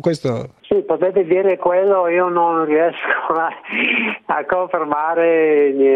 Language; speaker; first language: Italian; non-native, learner; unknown